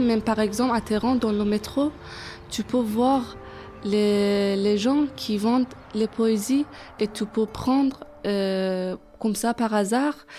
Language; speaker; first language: French; non-native, fluent; Persian